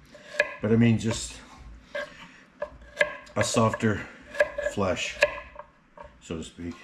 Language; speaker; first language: English; native; English